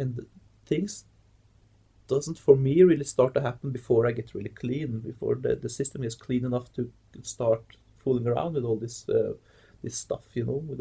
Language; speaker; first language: English; non-native, fluent; Norwegian